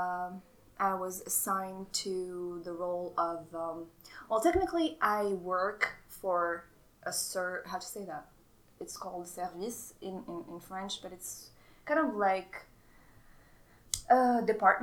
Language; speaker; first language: English; non-native, fluent; Arabic